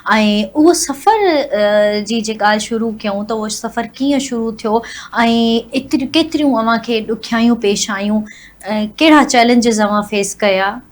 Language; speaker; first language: Sindhi; native; Sindhi